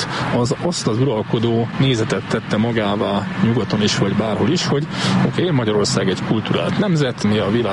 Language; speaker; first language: Hungarian; native; Hungarian